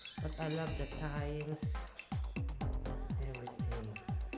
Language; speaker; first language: English; non-native, local second language; Filipino